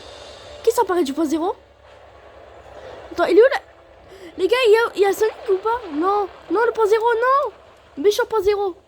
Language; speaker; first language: French; native; French